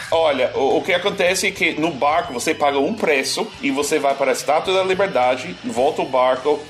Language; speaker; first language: Portuguese; non-native, fluent; English